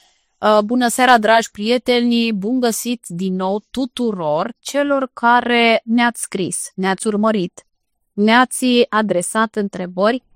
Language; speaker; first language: Romanian; native; Romanian